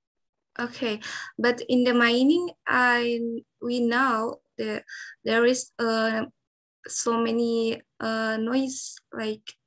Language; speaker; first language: English; non-native, fluent; Indonesian